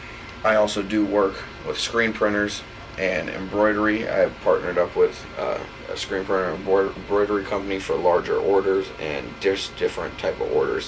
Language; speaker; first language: English; native; English